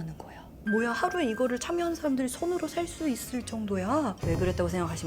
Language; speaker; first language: Korean; native; Korean